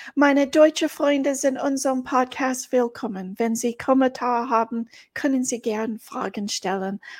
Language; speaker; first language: German; non-native, learner; English